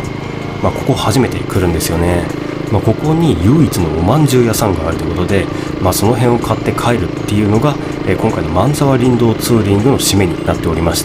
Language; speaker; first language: Japanese; native; Japanese